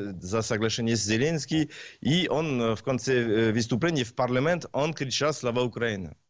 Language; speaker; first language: Russian; non-native, learner; French